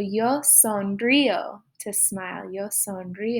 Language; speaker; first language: Spanish; non-native, fluent; English